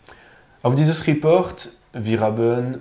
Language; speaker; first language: German; non-native, learner; French